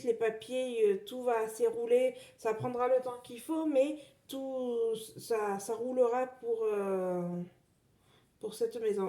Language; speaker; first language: French; native; French